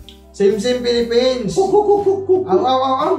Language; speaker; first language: English; non-native, learner; Filipino